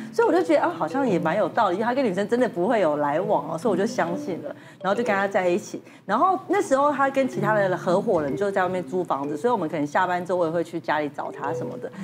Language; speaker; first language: Chinese; native; Chinese